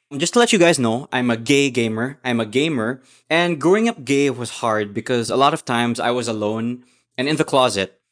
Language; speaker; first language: English; non-native, local second language; Filipino